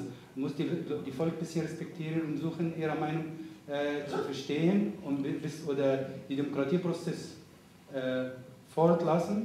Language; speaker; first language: German; non-native, fluent; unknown